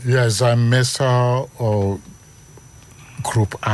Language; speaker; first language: Dutch; non-native, learner; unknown